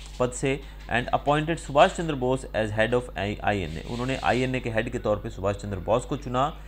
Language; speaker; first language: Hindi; non-native, local second language; Gujarati